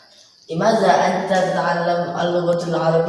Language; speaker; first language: Arabic; non-native, learner; Indonesian